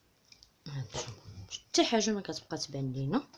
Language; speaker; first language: Arabic; native; Arabic